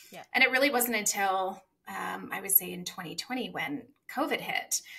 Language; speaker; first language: English; native; English